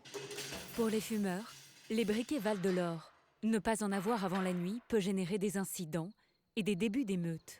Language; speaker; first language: French; native; French